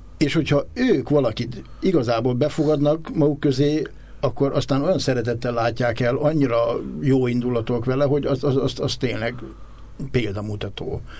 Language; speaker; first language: Hungarian; native; Hungarian